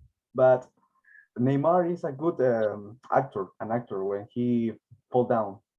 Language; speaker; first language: English; non-native, learner; Spanish